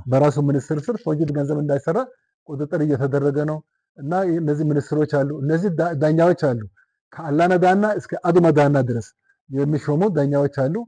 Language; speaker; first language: Amharic; non-native, local second language; Wolaytta